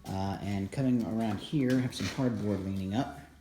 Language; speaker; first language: English; native; English